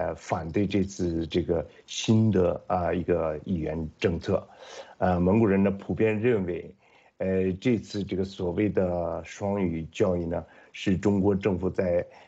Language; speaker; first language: Chinese; non-native, local second language; Mongolian